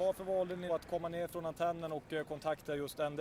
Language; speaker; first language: Swedish; native; Swedish